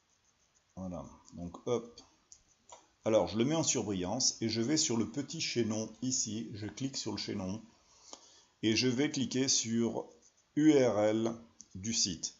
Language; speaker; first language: French; native; French